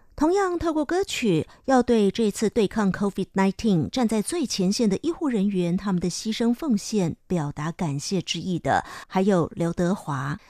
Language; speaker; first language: Chinese; native; Chinese